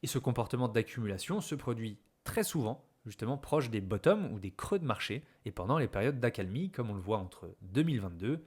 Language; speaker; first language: French; native; French